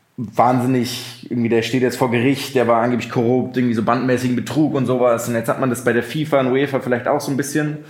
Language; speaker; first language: German; native; German